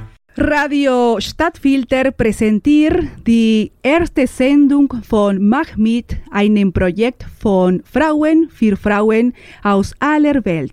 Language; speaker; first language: German; non-native, learner; Spanish